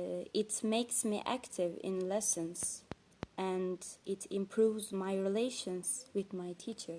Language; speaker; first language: English; non-native, fluent; Turkish